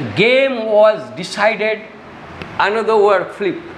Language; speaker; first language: English; non-native, local second language; Hindi